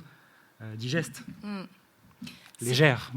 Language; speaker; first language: French; native; French